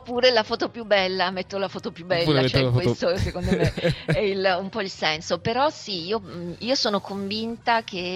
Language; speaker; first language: Italian; native; Italian